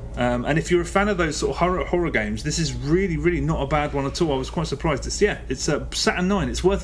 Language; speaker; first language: English; native; English